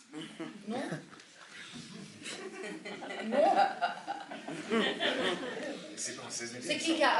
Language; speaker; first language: French; non-native, fluent; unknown